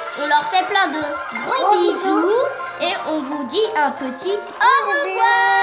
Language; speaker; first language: French; native; French